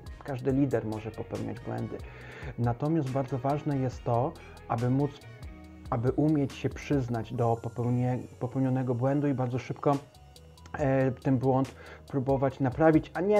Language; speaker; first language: Polish; native; Polish